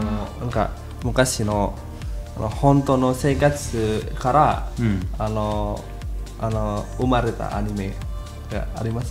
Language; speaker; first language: Japanese; non-native, learner; Indonesian